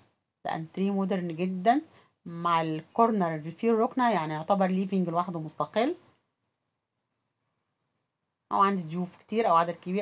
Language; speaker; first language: Arabic; native; Arabic